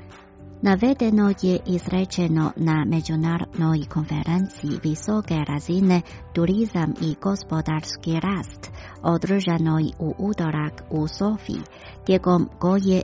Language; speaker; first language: Croatian; non-native, fluent; Chinese